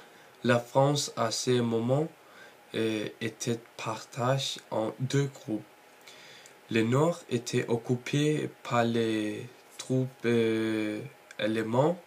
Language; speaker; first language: French; non-native, learner; Norwegian